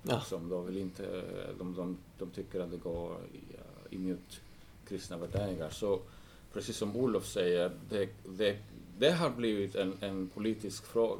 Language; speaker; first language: Swedish; non-native, fluent; English